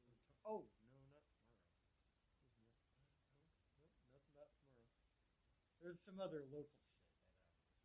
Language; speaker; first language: English; native; English